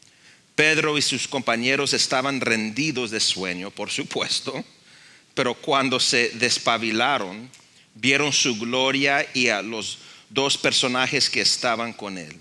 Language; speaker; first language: Spanish; early bilingual, heritage; Spanish